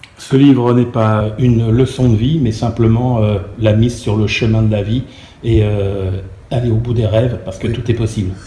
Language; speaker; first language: French; native; French